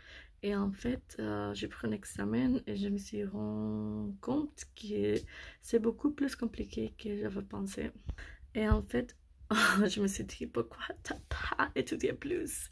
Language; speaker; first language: French; non-native, learner; English